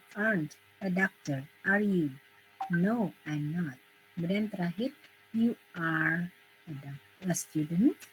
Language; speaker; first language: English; non-native, fluent; Indonesian